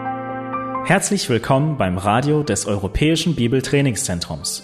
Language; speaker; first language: German; native; German